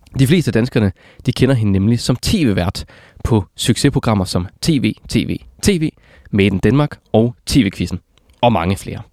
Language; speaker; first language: Danish; native; Danish